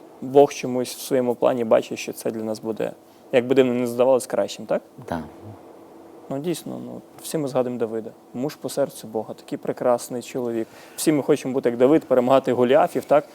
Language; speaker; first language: Ukrainian; native; Ukrainian